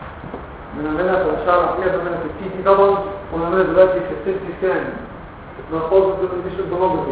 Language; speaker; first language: Arabic; native; Arabic